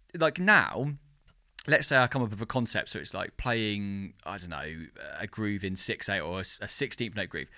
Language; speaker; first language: English; native; English